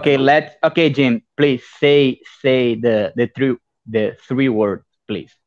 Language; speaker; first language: English; non-native, fluent; Portuguese